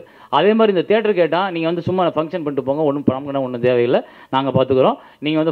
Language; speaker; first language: Tamil; native; Tamil